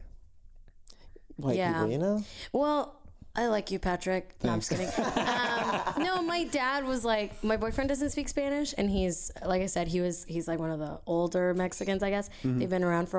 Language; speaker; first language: English; early bilingual, other home language; Spanish